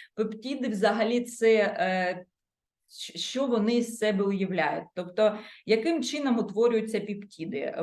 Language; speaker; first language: Ukrainian; non-native, local second language; Russian